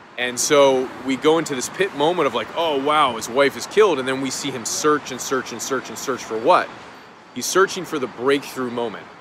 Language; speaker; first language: English; native; English